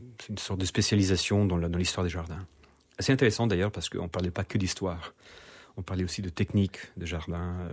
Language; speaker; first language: French; non-native, fluent; Italian